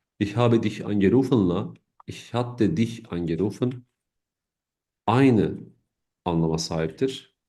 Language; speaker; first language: German; non-native, fluent; Turkish